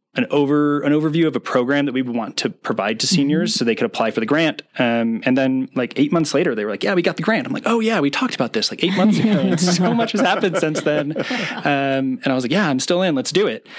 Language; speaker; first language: English; native; English